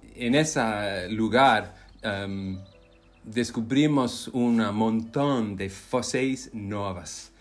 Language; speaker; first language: Spanish; non-native, learner; English